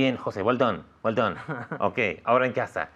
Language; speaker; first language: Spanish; non-native, fluent; English